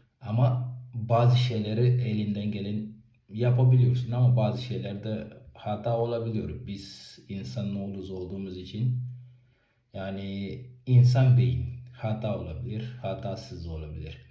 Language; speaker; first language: Turkish; non-native, fluent; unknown